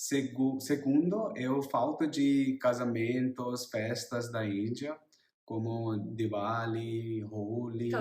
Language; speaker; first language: Portuguese; non-native, learner; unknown